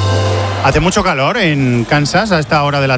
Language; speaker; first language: Spanish; native; Spanish